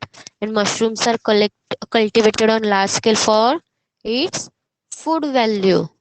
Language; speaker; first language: English; non-native, local second language; Hindi